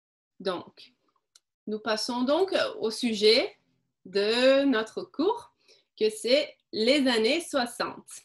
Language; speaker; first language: French; non-native, fluent; Portuguese